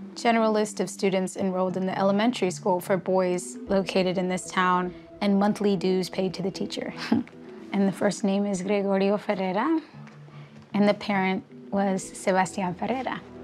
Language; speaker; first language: English; early bilingual, other home language; Spanish